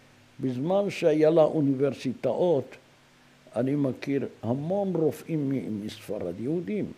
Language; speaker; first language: Hebrew; non-native, fluent; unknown